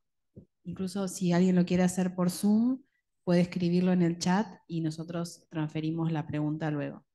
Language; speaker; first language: Spanish; native; Spanish